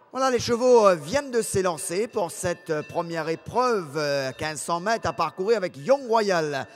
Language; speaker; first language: French; non-native, local second language; Morisyen